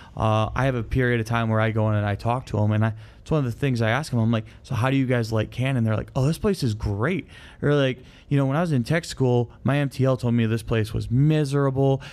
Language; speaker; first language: English; native; English